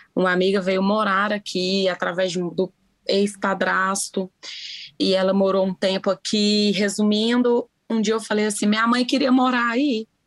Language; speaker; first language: Portuguese; native; Portuguese